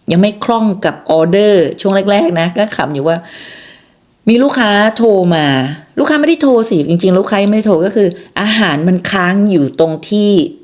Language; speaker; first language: Thai; native; Thai